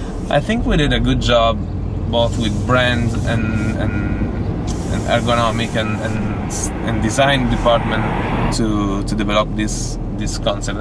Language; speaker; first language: English; non-native, fluent; Italian